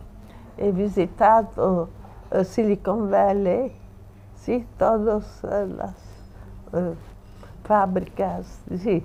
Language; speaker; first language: Spanish; non-native, fluent; Italian